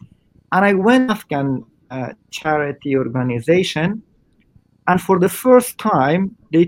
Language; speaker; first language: English; non-native, fluent; Persian